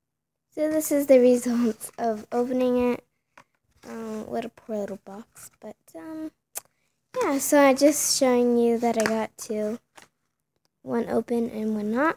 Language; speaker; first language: English; native; English